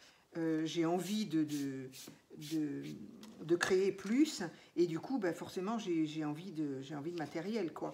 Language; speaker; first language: French; native; French